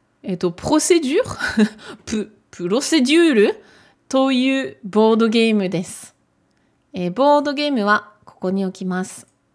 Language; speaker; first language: Japanese; non-native, fluent; French